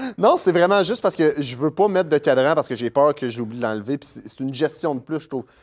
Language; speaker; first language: French; native; French